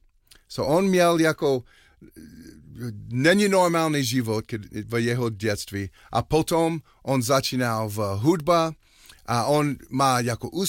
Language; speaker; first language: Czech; non-native, learner; English